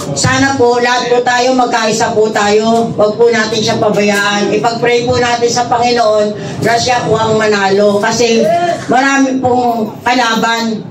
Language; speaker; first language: Filipino; native; Filipino